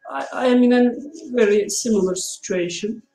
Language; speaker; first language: English; non-native, learner; Turkish